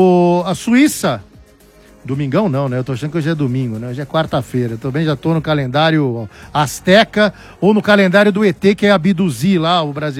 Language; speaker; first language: Portuguese; native; Portuguese